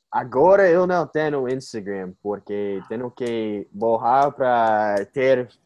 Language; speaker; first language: Portuguese; non-native, fluent; English